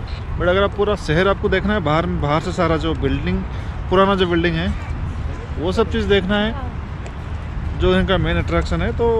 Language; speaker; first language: Hindi; non-native, local second language; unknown